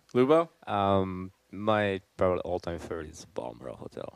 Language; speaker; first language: English; non-native, fluent; Slovak